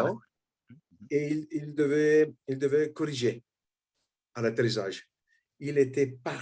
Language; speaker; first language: French; non-native, fluent; Italian